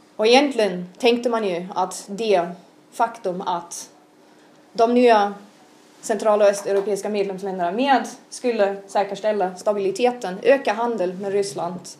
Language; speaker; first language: Swedish; non-native, fluent; German